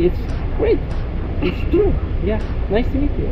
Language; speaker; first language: English; non-native, learner; Turkish